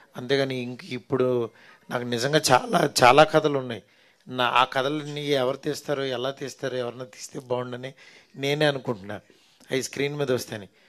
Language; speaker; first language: Telugu; native; Telugu